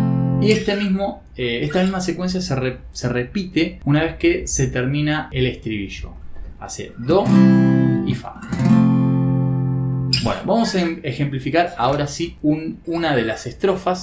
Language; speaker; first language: Spanish; native; Spanish